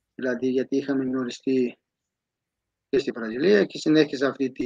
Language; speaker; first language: Greek; non-native, fluent; Portuguese